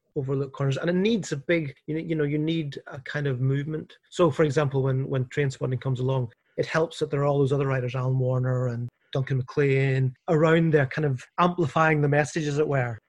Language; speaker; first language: English; native; English